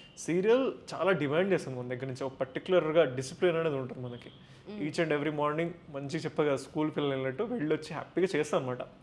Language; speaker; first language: Telugu; native; Telugu